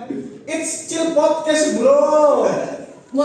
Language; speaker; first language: English; non-native, learner; Indonesian